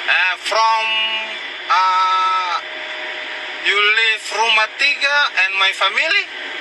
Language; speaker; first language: English; non-native, learner; Indonesian